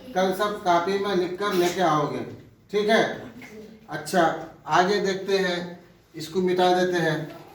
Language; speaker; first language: Hindi; non-native, local second language; Urdu